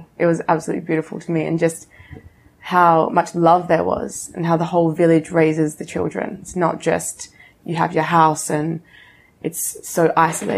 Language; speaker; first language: English; native; English